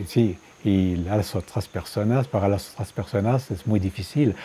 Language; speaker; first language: Spanish; non-native, fluent; French